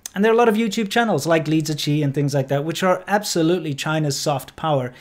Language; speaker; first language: English; native; English